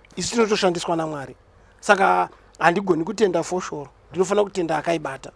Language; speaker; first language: Shona; native; Shona